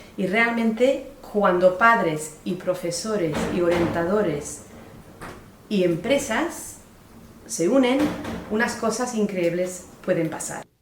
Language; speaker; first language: Spanish; non-native, fluent; English